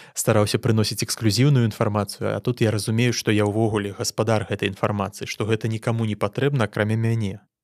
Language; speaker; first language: Belarusian; non-native, local second language; Russian